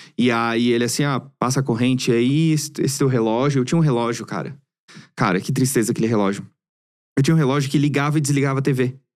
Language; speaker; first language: Portuguese; native; Portuguese